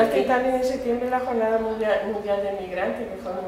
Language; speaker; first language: Spanish; native; Spanish